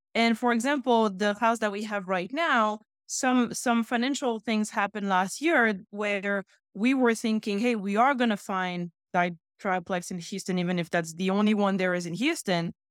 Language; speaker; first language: English; non-native, fluent; French